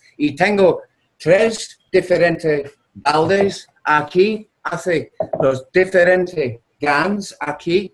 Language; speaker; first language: Spanish; non-native, learner; English